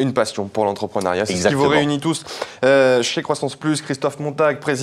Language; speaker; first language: French; native; French